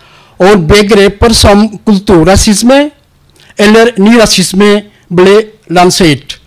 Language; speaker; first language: Norwegian; non-native, learner; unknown